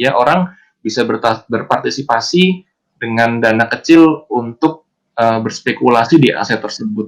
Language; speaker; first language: Indonesian; native; Indonesian